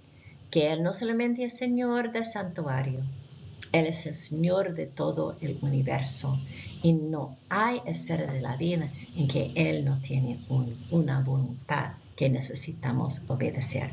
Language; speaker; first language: Spanish; non-native, fluent; English